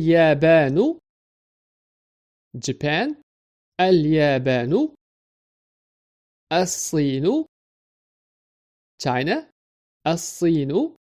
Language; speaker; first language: Arabic; non-native, fluent; English